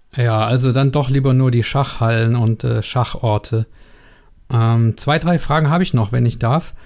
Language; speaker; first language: German; native; German